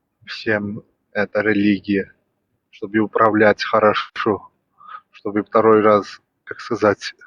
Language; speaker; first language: Russian; non-native, fluent; Georgian